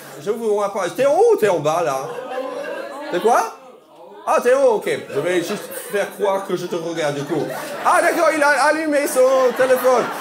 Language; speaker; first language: French; non-native, fluent; English